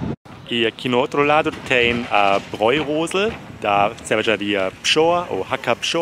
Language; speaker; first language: Portuguese; non-native, fluent; German